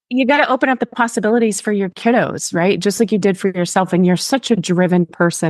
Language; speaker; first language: English; native; English